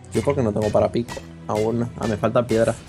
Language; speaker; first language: Spanish; native; Spanish